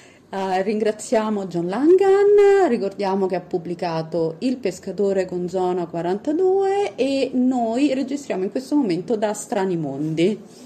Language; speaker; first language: Italian; native; Italian